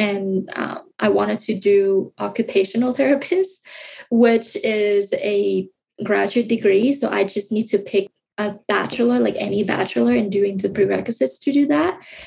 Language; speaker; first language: English; non-native, fluent; Vietnamese